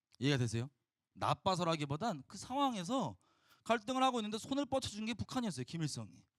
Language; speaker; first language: Korean; native; Korean